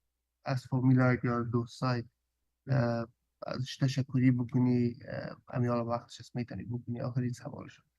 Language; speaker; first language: Persian; early bilingual, heritage; Persian